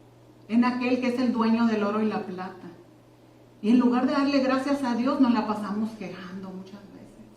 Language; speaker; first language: Spanish; native; Spanish